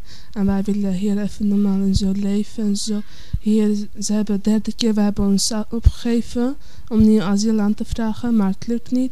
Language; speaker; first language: Dutch; early bilingual, other home language; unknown